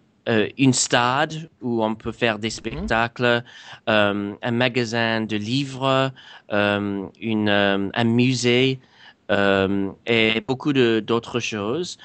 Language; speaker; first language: French; non-native, fluent; English